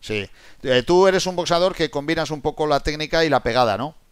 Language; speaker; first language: Spanish; native; Spanish